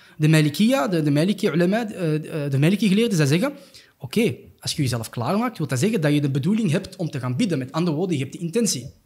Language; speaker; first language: Dutch; early bilingual, other home language; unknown